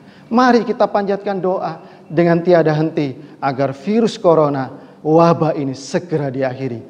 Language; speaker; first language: Indonesian; native; Indonesian